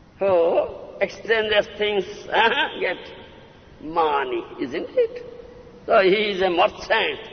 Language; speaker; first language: English; non-native, local second language; Odia